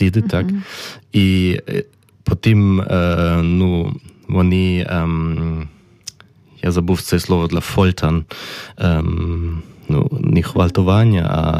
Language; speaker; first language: Ukrainian; non-native, learner; German